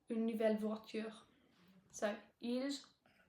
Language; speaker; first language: French; non-native, learner; English